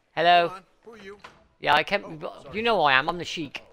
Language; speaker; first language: English; native; English